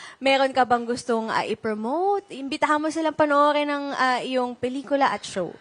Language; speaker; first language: Filipino; native; Filipino